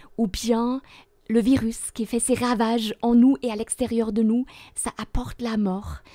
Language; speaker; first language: French; non-native, fluent; German